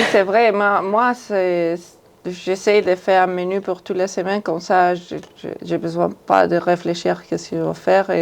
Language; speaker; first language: French; non-native, fluent; Spanish